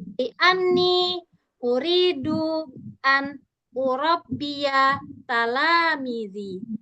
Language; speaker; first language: Arabic; non-native, fluent; Indonesian